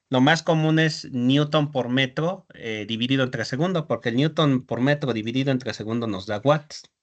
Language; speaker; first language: Spanish; native; Spanish